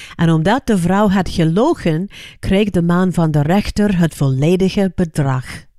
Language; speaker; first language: Dutch; non-native, fluent; English